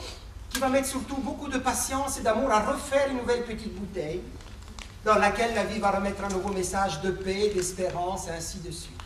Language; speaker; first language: French; native; French